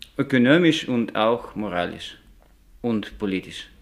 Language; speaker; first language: German; non-native, learner; Russian